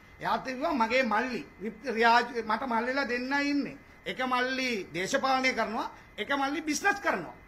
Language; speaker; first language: Sinhala; non-native, local second language; Tamil